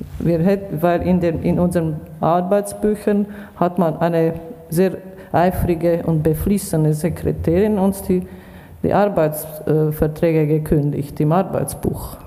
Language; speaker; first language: German; native; German